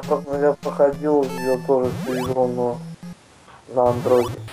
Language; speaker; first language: Russian; native; Russian